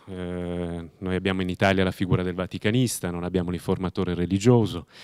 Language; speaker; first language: Italian; native; Italian